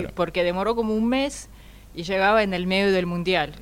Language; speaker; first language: Spanish; non-native, fluent; Russian